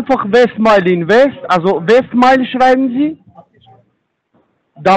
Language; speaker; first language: German; non-native, fluent; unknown